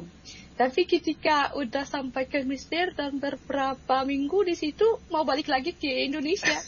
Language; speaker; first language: Indonesian; non-native, fluent; Arabic